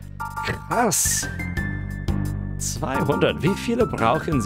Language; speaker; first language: German; non-native, fluent; English